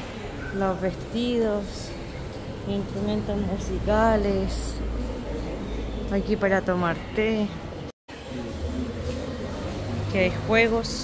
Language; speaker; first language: Spanish; native; Spanish